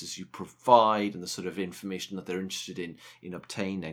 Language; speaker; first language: English; native; English